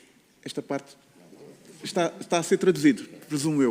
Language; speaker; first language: Portuguese; native; Portuguese